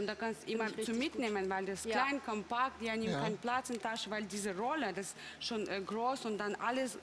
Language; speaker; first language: German; non-native, fluent; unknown